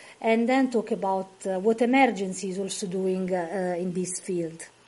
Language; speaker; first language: English; non-native, fluent; Italian